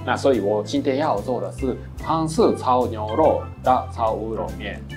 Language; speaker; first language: Chinese; non-native, fluent; Japanese